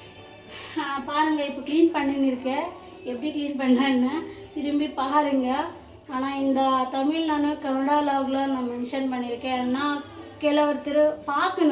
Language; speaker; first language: Tamil; non-native, local second language; Kannada